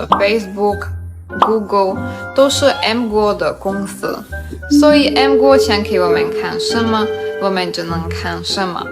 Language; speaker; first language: Chinese; non-native, fluent; Slovak